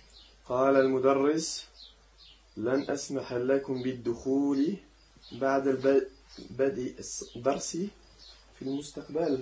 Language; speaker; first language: Arabic; non-native, learner; French